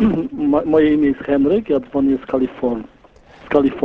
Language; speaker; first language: Polish; early bilingual, heritage; Polish